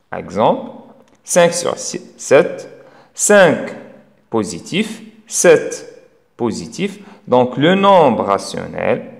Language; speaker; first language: French; non-native, local second language; Arabic